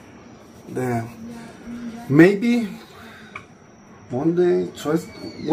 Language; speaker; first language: English; non-native, learner; Spanish